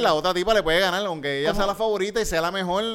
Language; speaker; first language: Spanish; native; Spanish